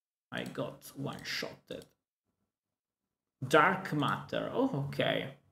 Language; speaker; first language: English; non-native, fluent; Italian